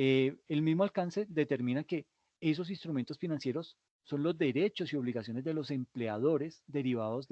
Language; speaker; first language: Spanish; native; Spanish